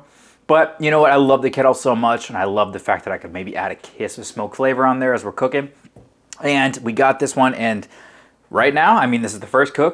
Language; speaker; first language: English; native; English